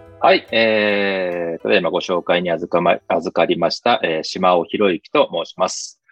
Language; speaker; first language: Japanese; early bilingual, heritage; Japanese